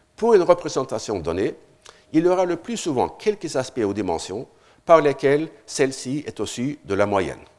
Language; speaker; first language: French; non-native, fluent; Norwegian